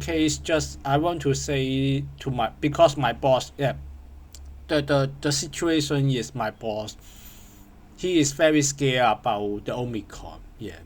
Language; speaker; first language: English; non-native, learner; Cantonese